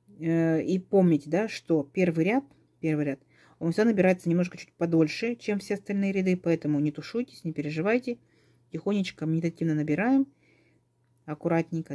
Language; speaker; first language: Russian; native; Russian